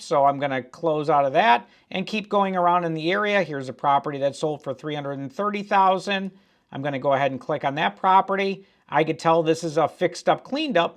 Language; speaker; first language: English; native; English